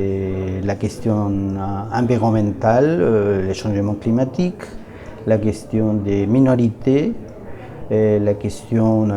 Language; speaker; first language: French; non-native, learner; Spanish